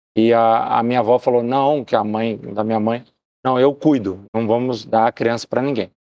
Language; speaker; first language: Portuguese; native; Portuguese